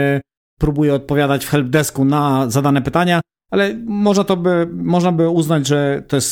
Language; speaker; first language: Polish; native; Polish